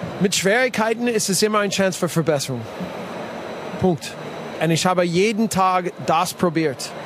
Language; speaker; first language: German; non-native, fluent; English